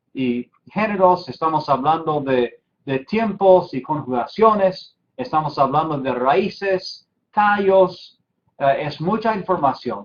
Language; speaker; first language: Spanish; non-native, fluent; English